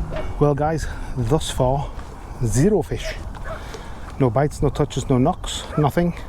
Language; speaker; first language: English; native; English